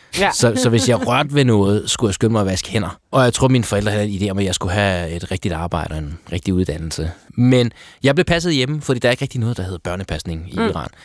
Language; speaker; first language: Danish; early bilingual, other home language; Persian